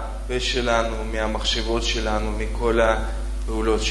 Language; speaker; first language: Hebrew; non-native, fluent; Russian